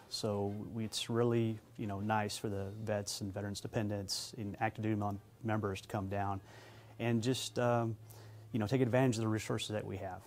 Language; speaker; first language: English; native; English